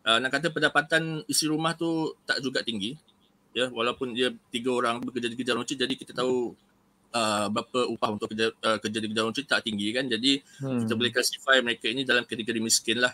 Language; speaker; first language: Malay; native; Malay